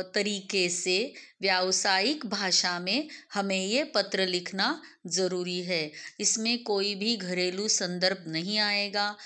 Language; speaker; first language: Hindi; non-native, local second language; Marathi